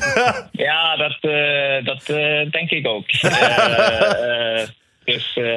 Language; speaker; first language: Dutch; non-native, fluent; Norwegian